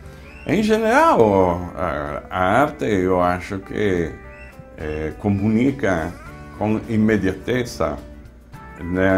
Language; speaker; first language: Portuguese; non-native, fluent; Italian